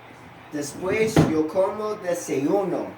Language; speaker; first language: Spanish; non-native, learner; English